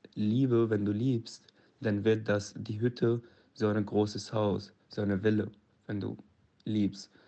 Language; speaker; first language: German; non-native, learner; Arabic